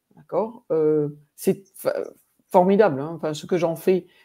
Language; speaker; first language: French; non-native, fluent; English